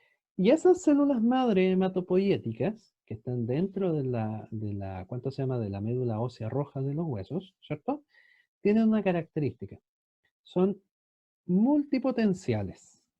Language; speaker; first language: Spanish; native; Spanish